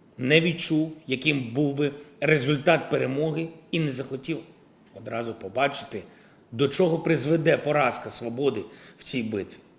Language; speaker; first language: Ukrainian; non-native, local second language; Russian